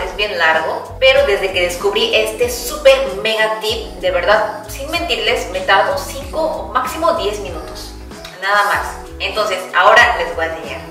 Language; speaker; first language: Spanish; non-native, fluent; Korean